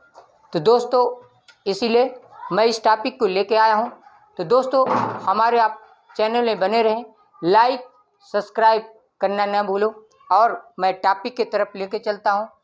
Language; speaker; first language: Hindi; native; Hindi